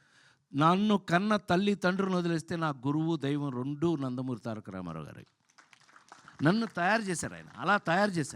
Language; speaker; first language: Telugu; native; Telugu